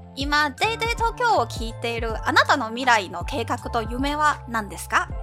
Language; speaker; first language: Japanese; non-native, fluent; Chinese